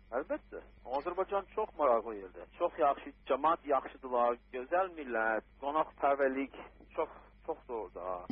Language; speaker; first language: Azerbaijani; non-native, learner; English